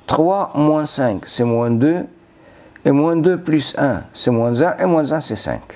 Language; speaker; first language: French; non-native, local second language; Arabic